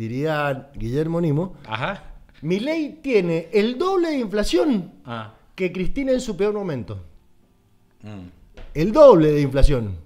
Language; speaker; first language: Spanish; native; Spanish